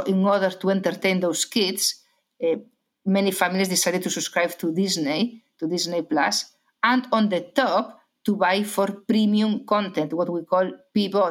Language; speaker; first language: English; non-native, fluent; Spanish